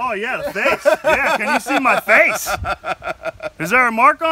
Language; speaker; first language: English; native; English